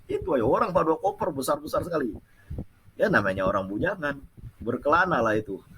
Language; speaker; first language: Indonesian; non-native, local second language; Achinese